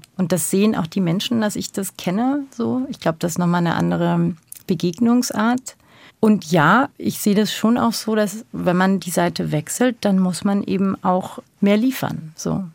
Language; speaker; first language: German; early bilingual, other home language; Turkish